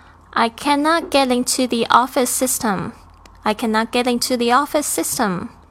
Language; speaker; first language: English; non-native, fluent; Chinese